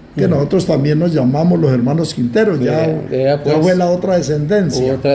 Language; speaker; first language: Spanish; native; Spanish